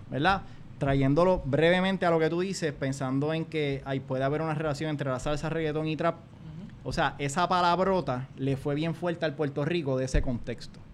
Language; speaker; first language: Spanish; native; Spanish